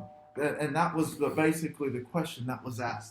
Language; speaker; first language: English; native; English